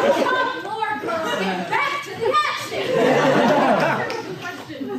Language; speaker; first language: English; native; English